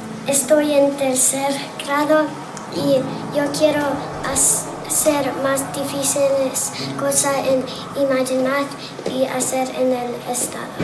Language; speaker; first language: Spanish; non-native, learner; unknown